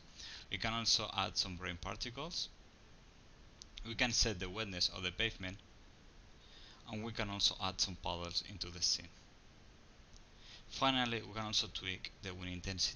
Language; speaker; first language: English; non-native, fluent; Spanish